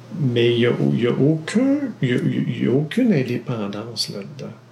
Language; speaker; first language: French; native; French